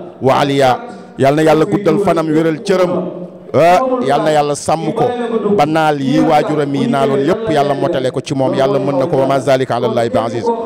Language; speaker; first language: Wolof; non-native, local second language; Fula